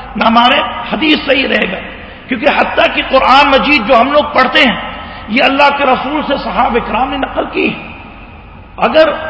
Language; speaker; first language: Urdu; native; Urdu